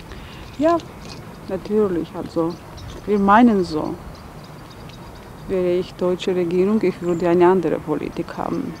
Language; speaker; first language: German; non-native, fluent; Georgian